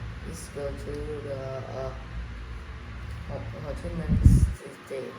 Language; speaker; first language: English; non-native, learner; Vietnamese